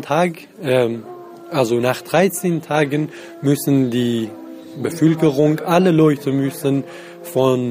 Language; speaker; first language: German; non-native, fluent; Central Kurdish